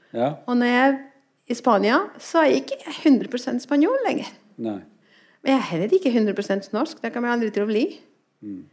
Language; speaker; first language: Norwegian; non-native, fluent; Spanish